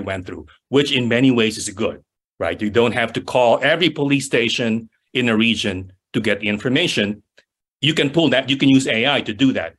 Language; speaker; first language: English; non-native, local second language; Filipino